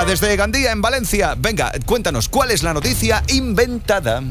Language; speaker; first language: Spanish; native; Spanish